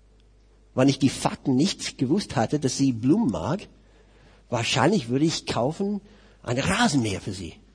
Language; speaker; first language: German; non-native, fluent; English